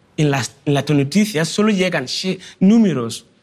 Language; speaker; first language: Spanish; non-native, fluent; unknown